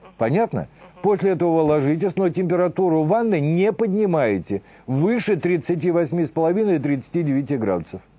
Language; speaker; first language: Russian; native; Russian